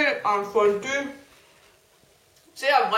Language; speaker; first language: French; non-native, learner; Danish